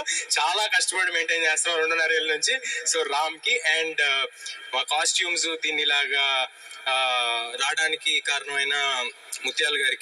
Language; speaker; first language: Telugu; native; Telugu